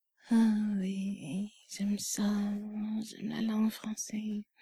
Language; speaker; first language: French; non-native, fluent; English